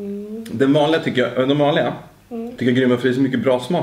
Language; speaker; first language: Swedish; native; Swedish